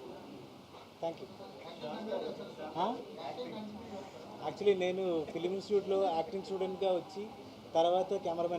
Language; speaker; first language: Telugu; non-native, fluent; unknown